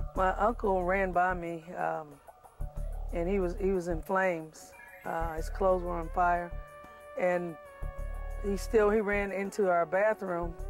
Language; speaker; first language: English; native; English